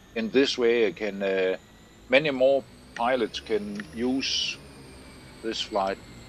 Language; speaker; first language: English; non-native, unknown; Danish